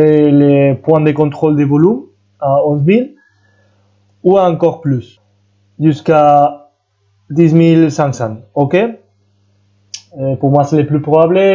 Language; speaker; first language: French; non-native, fluent; Spanish